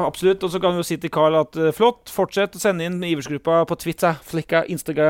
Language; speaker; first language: Norwegian; native; Norwegian